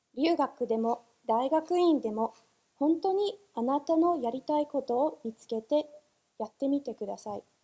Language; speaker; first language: Japanese; non-native, fluent; English